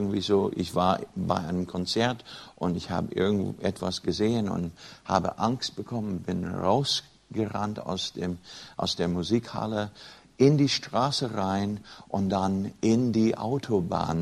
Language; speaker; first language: German; non-native, fluent; English